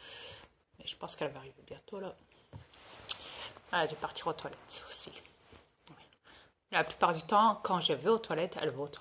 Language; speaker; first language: French; native; French